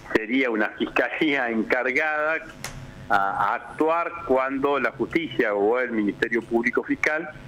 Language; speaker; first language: Spanish; native; Spanish